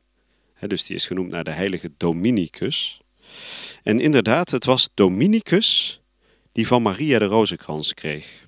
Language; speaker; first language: Dutch; native; Dutch